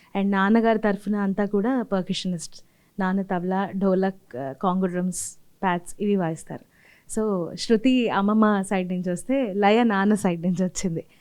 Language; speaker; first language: Telugu; native; Telugu